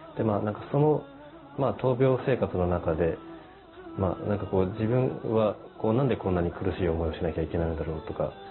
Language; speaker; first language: Japanese; native; Japanese